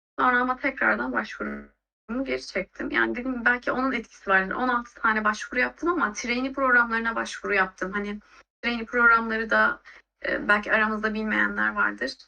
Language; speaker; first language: Turkish; native; Turkish